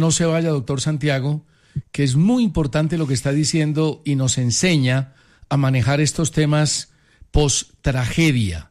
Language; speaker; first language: Spanish; native; Spanish